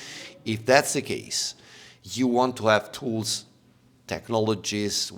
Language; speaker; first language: English; non-native, fluent; Italian